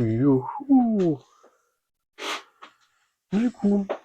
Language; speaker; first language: French; native; French